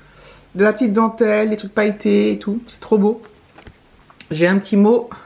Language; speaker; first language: French; native; French